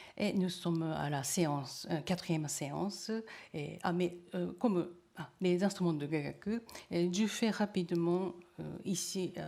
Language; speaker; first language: French; non-native, learner; Japanese